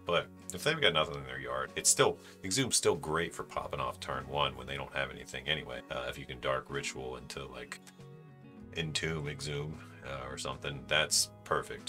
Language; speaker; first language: English; native; English